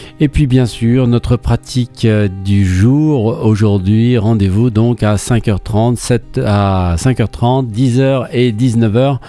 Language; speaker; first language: French; native; French